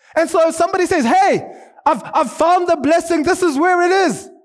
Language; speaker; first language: English; non-native, local second language; Shona